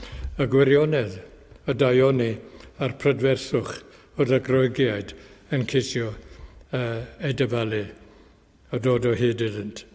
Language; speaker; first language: Welsh; native; Welsh